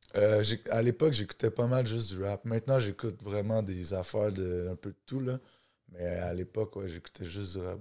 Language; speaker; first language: French; native; French